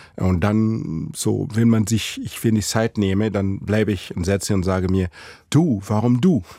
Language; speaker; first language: German; non-native, fluent; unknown